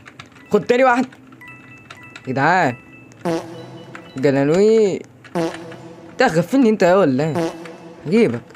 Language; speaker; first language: Arabic; native; Arabic